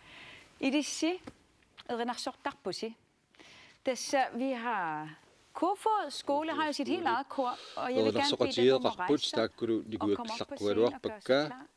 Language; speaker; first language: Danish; non-native, local second language; Kalaallisut